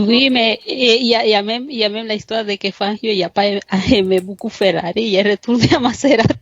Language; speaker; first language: French; non-native, fluent; Spanish